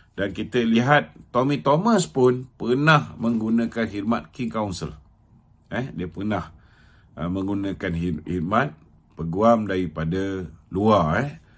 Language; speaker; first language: Malay; native; Malay